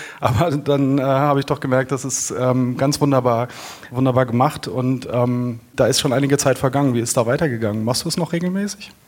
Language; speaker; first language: German; native; German